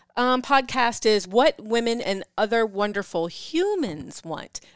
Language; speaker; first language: English; native; English